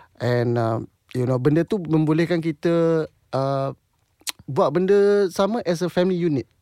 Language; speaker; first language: Malay; non-native, local second language; English